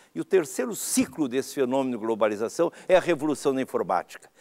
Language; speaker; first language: Portuguese; native; Portuguese